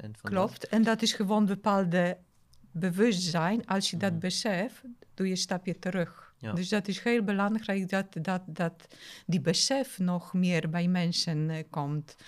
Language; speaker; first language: Dutch; non-native, fluent; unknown